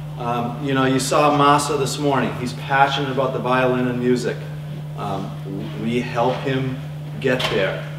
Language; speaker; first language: English; native; English